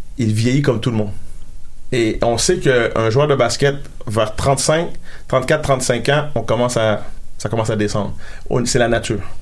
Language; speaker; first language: French; native; French